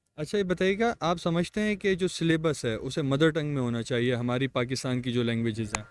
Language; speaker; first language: Urdu; native; Urdu